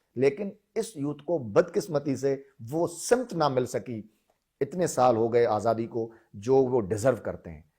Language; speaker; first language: Urdu; non-native, local second language; Sindhi